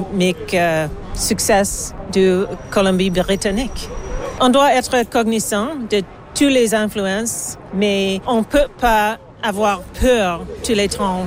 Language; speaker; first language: French; non-native, learner; English